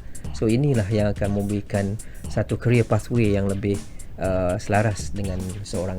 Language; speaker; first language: Malay; native; Malay